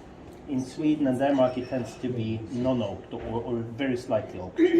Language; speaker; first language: English; non-native, fluent; Norwegian